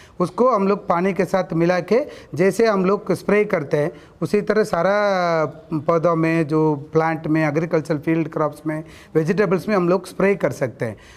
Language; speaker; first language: Hindi; non-native, local second language; Kannada